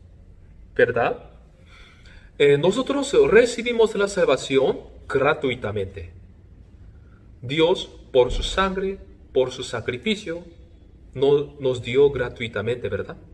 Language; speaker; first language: Spanish; non-native, fluent; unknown